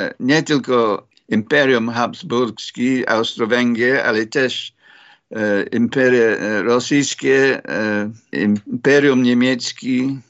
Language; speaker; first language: Polish; non-native, fluent; English